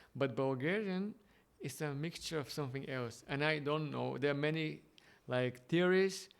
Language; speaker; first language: English; non-native, fluent; Bulgarian